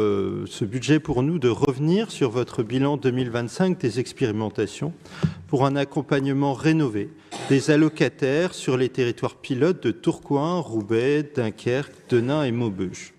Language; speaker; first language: French; native; French